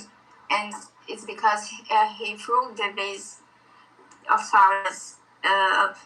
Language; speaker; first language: English; non-native, learner; Portuguese